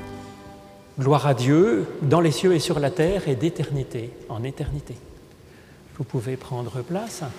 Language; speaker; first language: French; native; French